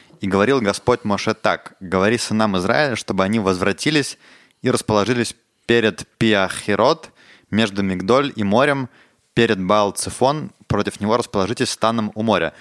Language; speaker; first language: Russian; native; Russian